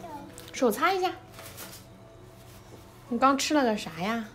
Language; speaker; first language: Chinese; native; Chinese